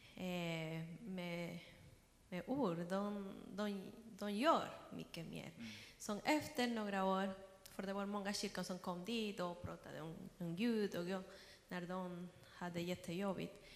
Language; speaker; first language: Swedish; non-native, learner; Spanish